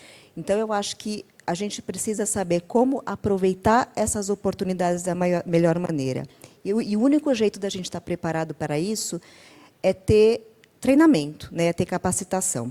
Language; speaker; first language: Portuguese; native; Portuguese